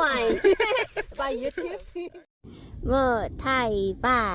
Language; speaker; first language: English; non-native, learner; Korean